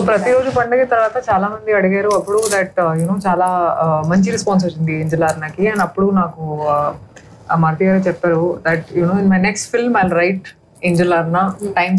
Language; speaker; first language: Telugu; non-native, learner; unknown